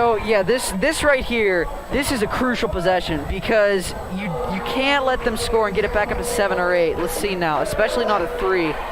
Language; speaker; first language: English; native; English